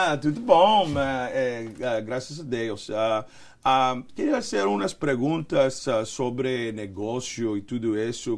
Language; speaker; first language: Portuguese; non-native, learner; Spanish